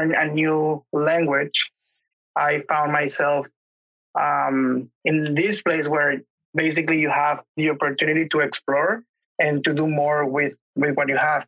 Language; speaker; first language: English; non-native, fluent; Spanish